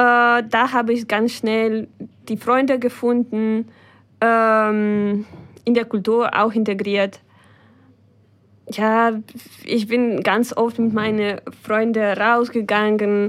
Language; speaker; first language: German; non-native, fluent; Ukrainian